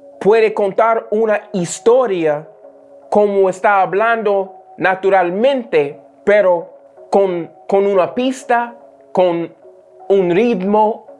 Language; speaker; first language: Spanish; non-native, learner; English